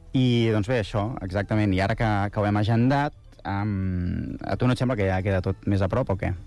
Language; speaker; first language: Catalan; native; Catalan